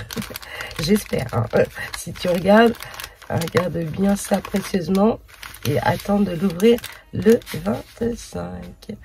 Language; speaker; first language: French; native; French